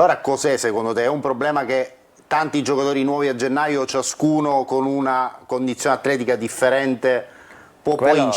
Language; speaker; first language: Italian; native; Italian